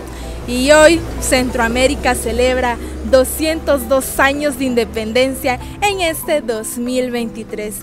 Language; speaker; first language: Spanish; native; Spanish